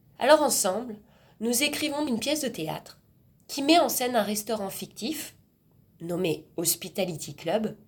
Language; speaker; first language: French; native; French